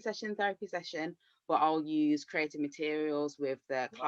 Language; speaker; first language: English; native; English